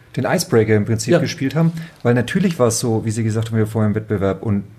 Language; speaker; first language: German; native; German